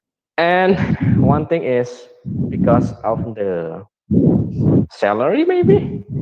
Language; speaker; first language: English; non-native, learner; Indonesian